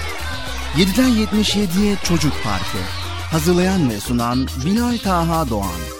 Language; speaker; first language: Turkish; native; Turkish